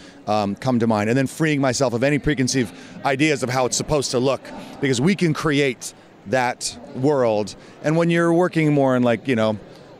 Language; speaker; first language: English; native; English